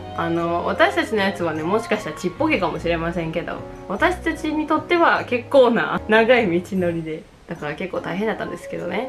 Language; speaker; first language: Japanese; native; Japanese